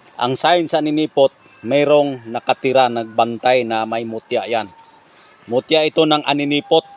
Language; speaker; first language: Filipino; non-native, local second language; Cebuano